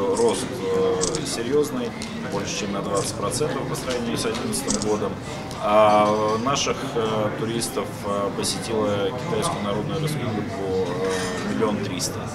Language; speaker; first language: Russian; native; Russian